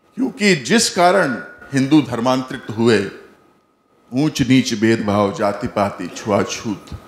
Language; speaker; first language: Hindi; native; Hindi